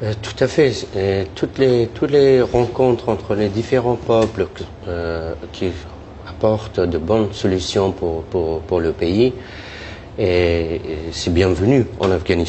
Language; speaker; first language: French; non-native, fluent; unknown